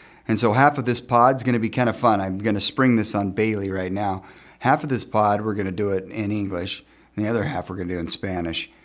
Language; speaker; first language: English; native; English